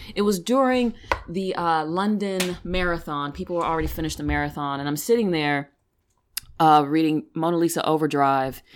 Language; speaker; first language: English; native; English